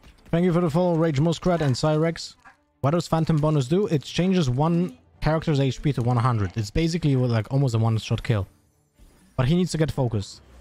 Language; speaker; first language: English; non-native, fluent; Polish